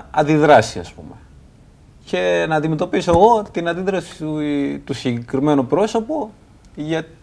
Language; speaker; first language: Greek; non-native, fluent; Arabic